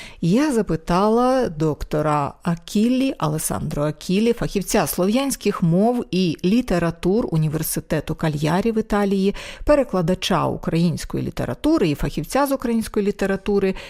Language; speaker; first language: Ukrainian; native; Ukrainian